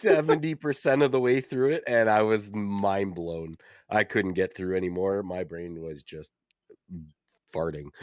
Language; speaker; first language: English; native; English